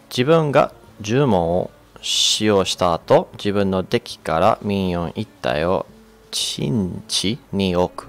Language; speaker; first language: Japanese; non-native, fluent; English